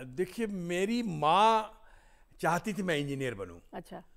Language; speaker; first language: Hindi; native; Hindi